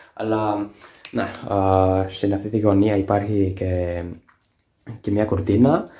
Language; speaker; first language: Greek; non-native, learner; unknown